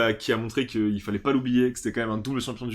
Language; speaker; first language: French; native; French